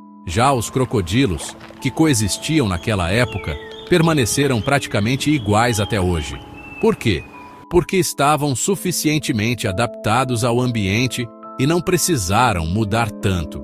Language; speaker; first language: Portuguese; native; Portuguese